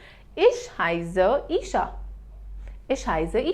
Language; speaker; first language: German; non-native, fluent; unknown